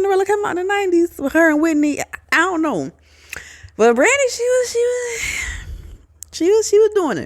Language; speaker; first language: English; native; English